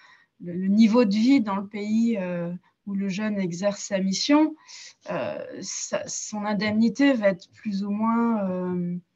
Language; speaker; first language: French; native; French